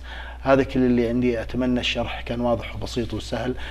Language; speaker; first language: Arabic; native; Arabic